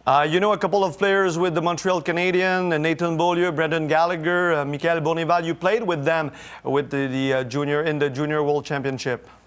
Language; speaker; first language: English; non-native, fluent; French